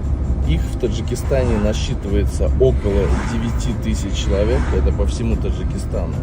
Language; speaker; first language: Russian; native; Russian